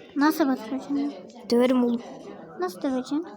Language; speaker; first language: Turkish; native; Turkish